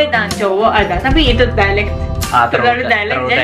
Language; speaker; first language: Indonesian; non-native, learner; Japanese